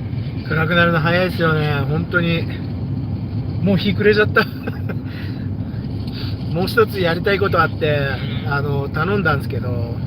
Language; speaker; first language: Japanese; native; Japanese